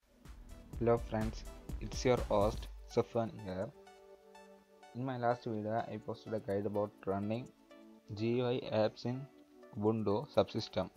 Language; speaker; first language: English; non-native, fluent; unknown